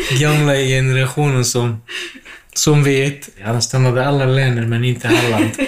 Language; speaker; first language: Swedish; non-native, fluent; Kurdish